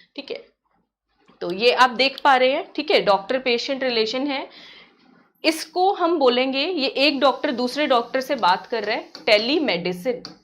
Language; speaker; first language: Hindi; native; Hindi